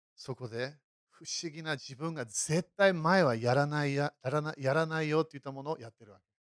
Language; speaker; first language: Japanese; non-native, fluent; English